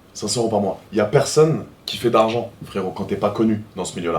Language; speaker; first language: French; native; French